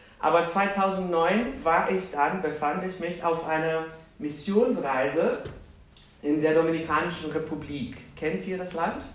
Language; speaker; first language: German; non-native, fluent; Portuguese